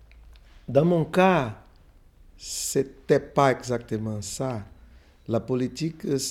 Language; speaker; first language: French; non-native, fluent; Portuguese